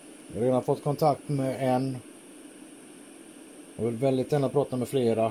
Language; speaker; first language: Swedish; native; Swedish